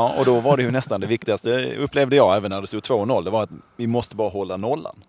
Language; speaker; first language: Swedish; native; Swedish